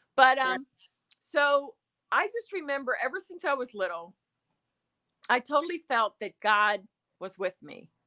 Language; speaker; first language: English; native; English